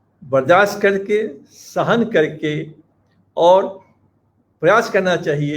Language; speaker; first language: Hindi; native; Hindi